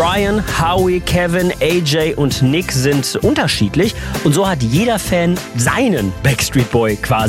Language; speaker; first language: German; native; German